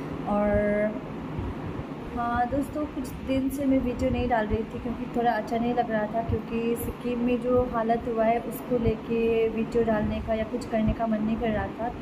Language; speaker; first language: Hindi; non-native, local second language; Nepali